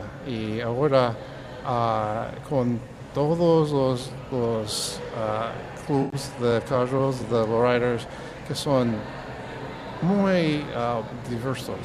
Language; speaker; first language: Spanish; early bilingual, heritage; English